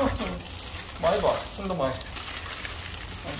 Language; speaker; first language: Chinese; non-native, learner; Korean